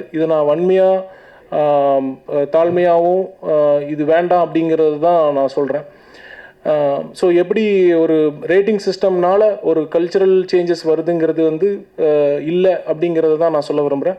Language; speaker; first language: Tamil; native; Tamil